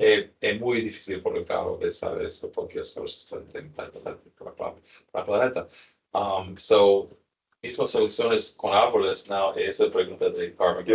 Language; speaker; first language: Spanish; non-native, learner; English